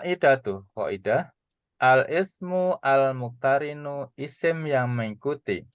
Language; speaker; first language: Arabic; non-native, fluent; Indonesian